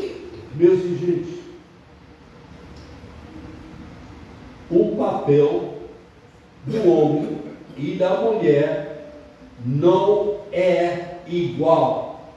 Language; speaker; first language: Portuguese; non-native, fluent; English